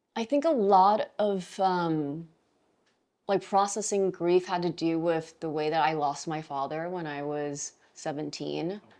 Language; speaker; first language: English; native; English